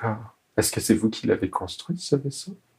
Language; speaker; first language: French; native; French